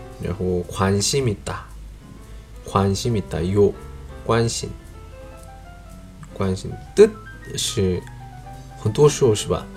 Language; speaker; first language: Chinese; non-native, learner; Korean